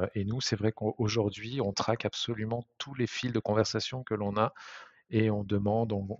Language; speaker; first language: French; native; French